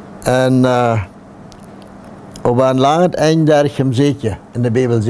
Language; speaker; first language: German; non-native, local second language; Plautdietsch